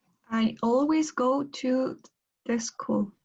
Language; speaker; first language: English; non-native, learner; Spanish